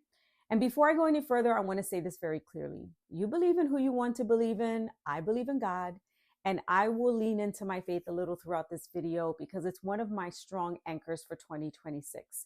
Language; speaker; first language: English; native; English